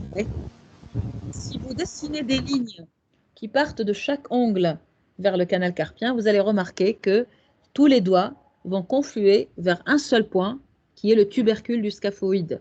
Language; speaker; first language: French; non-native, local second language; Arabic